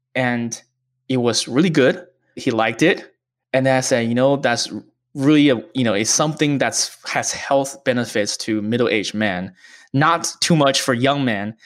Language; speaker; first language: English; early bilingual, other home language; Chinese